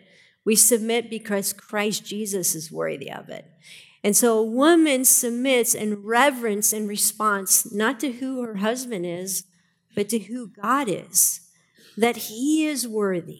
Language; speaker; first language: English; native; English